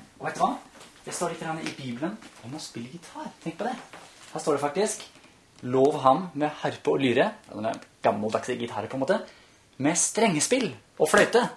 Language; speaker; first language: Norwegian; non-native, fluent; German